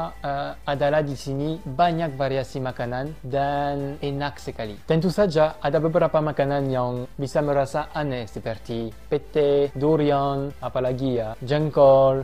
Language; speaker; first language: Indonesian; non-native, fluent; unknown